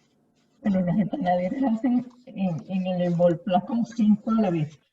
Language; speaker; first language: Spanish; native; Spanish